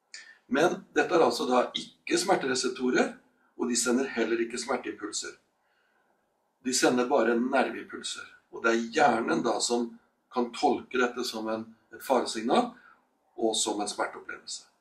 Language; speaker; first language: Norwegian; native; Norwegian